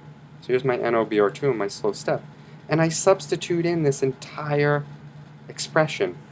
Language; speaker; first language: English; native; English